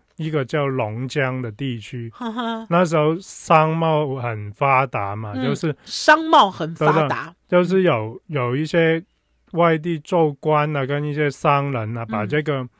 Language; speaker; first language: Chinese; non-native, local second language; Cantonese